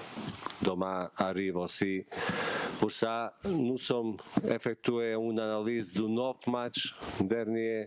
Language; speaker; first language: French; non-native, learner; Bosnian